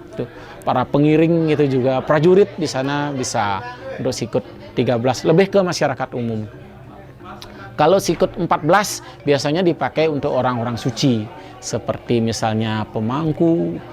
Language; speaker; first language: Indonesian; native; Indonesian